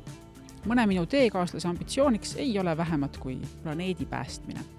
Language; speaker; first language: Estonian; native; Estonian